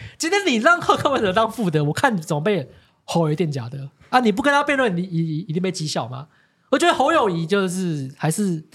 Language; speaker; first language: Chinese; native; Chinese